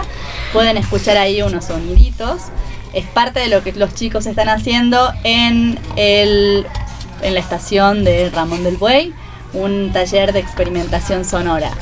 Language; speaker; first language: Spanish; native; Spanish